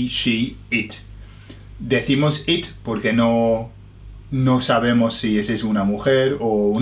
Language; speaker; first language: Spanish; non-native, fluent; English